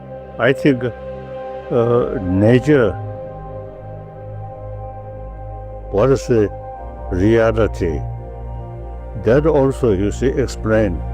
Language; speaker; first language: English; non-native, learner; Tibetan